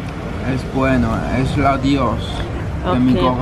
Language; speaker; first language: Spanish; non-native, learner; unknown